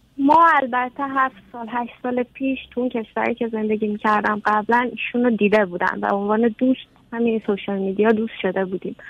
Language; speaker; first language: Persian; native; Persian